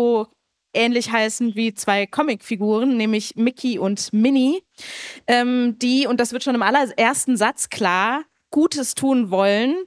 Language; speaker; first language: German; native; German